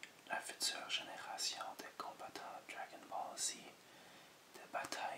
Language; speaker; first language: French; native; French